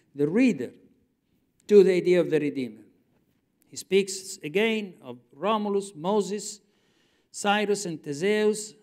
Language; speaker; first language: English; non-native, fluent; Italian